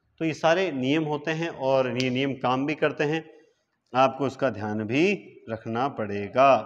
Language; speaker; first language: Hindi; native; Hindi